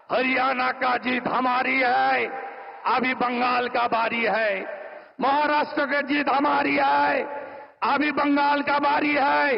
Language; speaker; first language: Hindi; non-native, local second language; Bangla